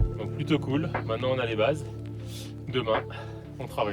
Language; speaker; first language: French; native; French